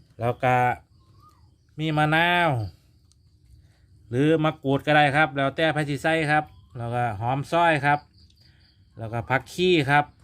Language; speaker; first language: Thai; non-native, local second language; Northeastern Thai